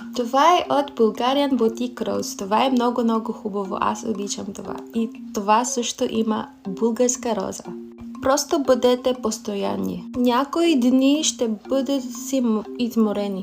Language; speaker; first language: Bulgarian; non-native, learner; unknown